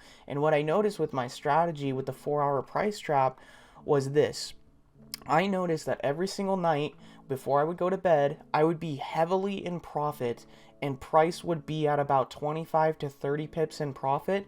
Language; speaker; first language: English; native; English